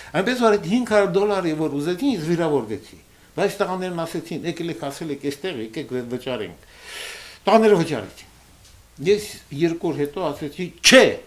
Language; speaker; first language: Armenian; early bilingual, heritage; Armenian